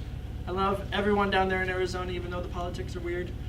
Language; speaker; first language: English; native; English